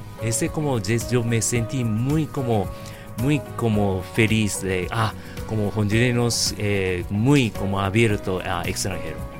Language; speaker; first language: Spanish; non-native, learner; Japanese